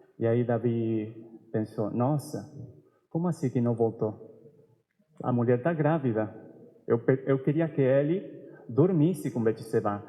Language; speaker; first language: Portuguese; non-native, fluent; Spanish